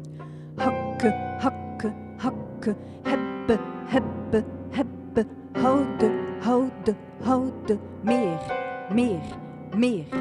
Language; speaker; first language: Dutch; native; Dutch